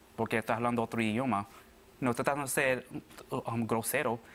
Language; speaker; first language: Spanish; early bilingual, other home language; Arabic